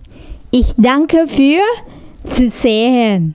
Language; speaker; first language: German; non-native, learner; Thai